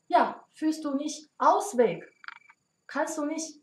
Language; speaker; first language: German; non-native, learner; Chinese